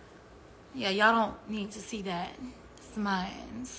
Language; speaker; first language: English; native; English